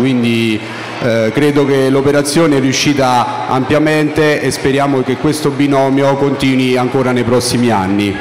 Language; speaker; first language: Italian; native; Italian